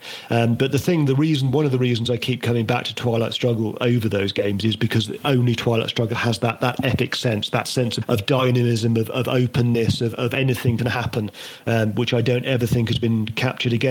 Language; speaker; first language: English; native; English